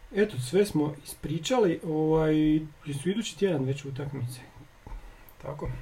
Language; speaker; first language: Croatian; native; Croatian